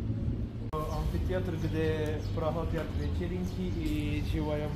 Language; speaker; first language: Russian; non-native, learner; Turkish